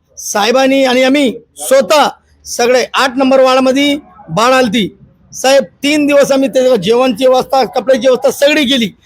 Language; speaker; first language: Marathi; non-native, local second language; Urdu